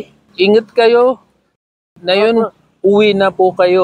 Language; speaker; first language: Filipino; non-native, learner; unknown